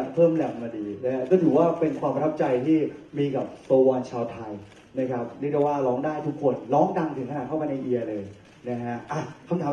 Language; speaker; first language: Thai; native; Thai